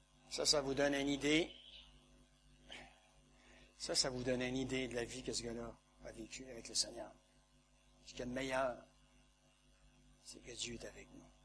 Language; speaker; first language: French; native; French